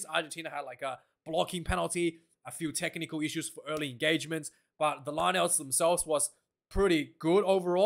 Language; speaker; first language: English; non-native, local second language; Afrikaans